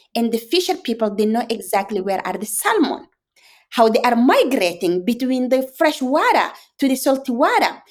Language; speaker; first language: English; non-native, fluent; Fula